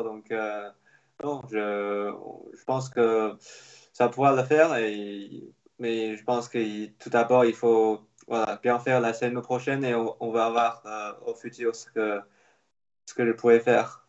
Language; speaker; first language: French; non-native, fluent; Chinese